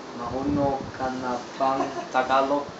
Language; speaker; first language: Filipino; non-native, learner; Dutch